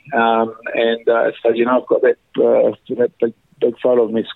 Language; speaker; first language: English; native; English